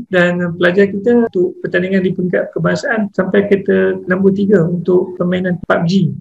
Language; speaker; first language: Malay; native; Malay